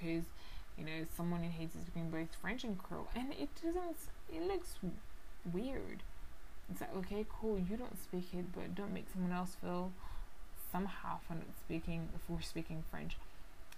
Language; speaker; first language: English; non-native, fluent; Haitian Creole